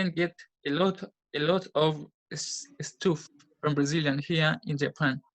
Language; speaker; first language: English; non-native, learner; Spanish